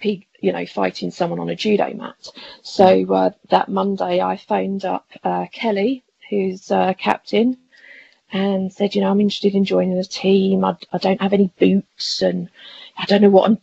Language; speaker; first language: English; native; English